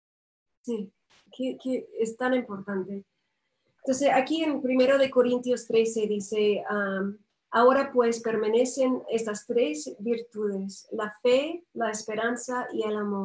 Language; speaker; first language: Spanish; non-native, fluent; English